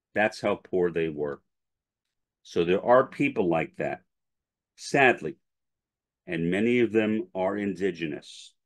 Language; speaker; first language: English; native; English